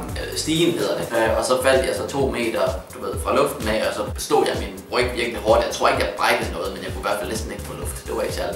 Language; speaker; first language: Danish; native; Danish